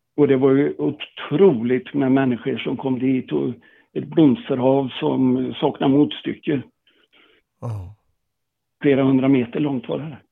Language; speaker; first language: Swedish; native; Swedish